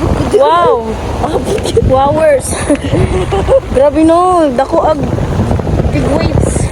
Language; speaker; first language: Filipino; non-native, local second language; Cebuano